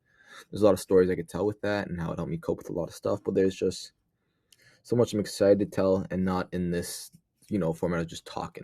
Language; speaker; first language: English; native; English